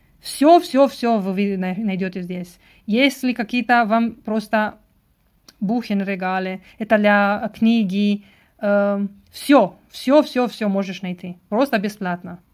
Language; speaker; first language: Russian; non-native, learner; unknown